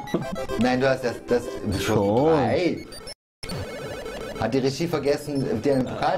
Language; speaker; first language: German; native; German